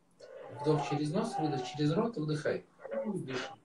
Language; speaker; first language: Russian; native; Russian